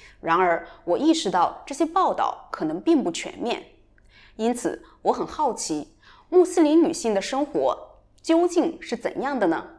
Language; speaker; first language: Chinese; native; Chinese